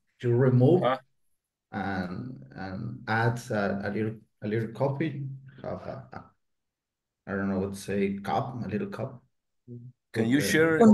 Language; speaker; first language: English; non-native, learner; Spanish